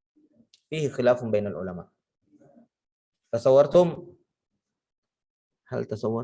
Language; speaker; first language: Arabic; non-native, fluent; Indonesian